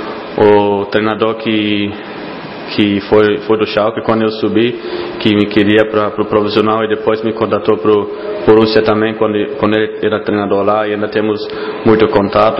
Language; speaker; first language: Portuguese; non-native, fluent; German